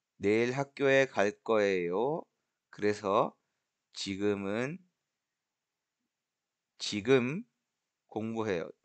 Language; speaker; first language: Korean; non-native, fluent; Spanish